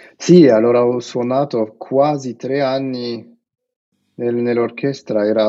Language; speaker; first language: Italian; non-native, learner; Russian